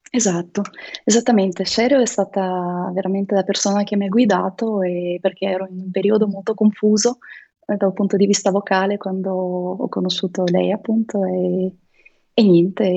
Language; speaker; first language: Italian; non-native, fluent; Russian